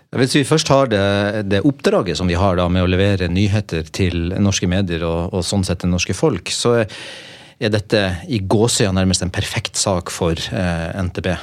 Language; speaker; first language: Norwegian; native; Norwegian